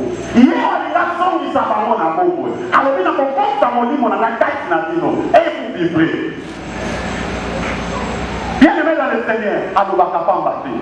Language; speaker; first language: French; non-native, local second language; Lingala